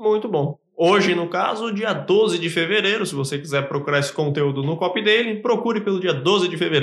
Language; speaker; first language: Portuguese; native; Portuguese